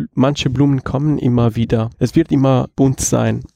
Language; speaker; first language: German; non-native, fluent; Italian